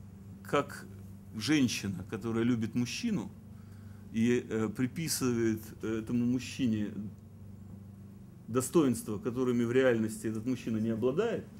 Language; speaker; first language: Russian; native; Russian